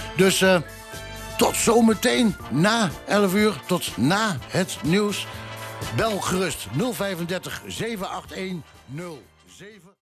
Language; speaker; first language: Dutch; native; Dutch